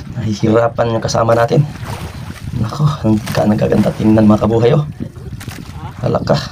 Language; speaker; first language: Filipino; non-native, local second language; Cebuano